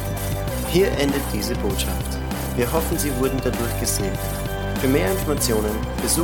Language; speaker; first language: German; native; German